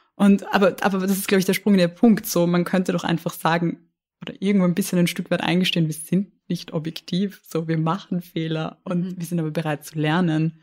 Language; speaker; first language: German; native; German